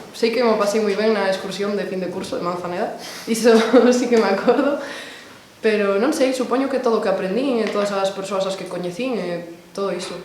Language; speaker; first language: Galician; native; Galician